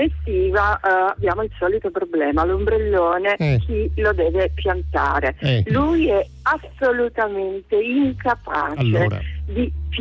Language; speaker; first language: Italian; native; Italian